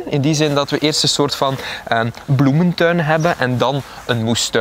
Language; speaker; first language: Dutch; native; Dutch